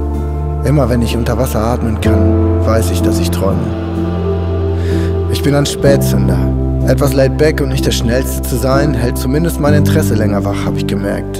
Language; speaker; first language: German; native; German